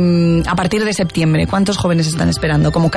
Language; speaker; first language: Spanish; native; Spanish